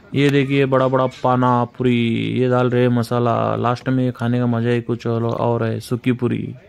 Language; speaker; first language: Hindi; non-native, local second language; Marathi